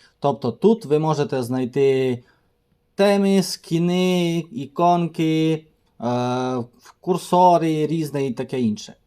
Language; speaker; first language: Ukrainian; native; Ukrainian